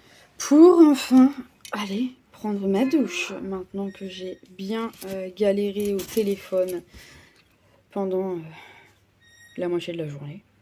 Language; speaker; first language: French; native; French